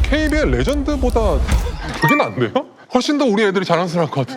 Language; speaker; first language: Korean; native; Korean